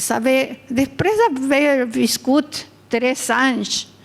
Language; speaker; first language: Catalan; early bilingual, heritage; Catalan